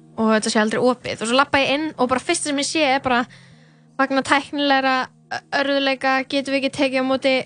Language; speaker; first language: Icelandic; native; Icelandic